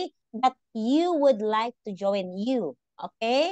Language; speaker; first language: English; non-native, local second language; Filipino